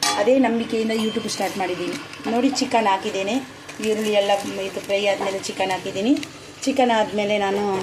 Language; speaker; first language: Kannada; non-native, local second language; Tulu